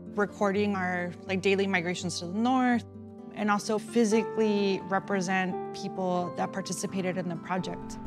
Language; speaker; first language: English; early bilingual, other home language; Spanish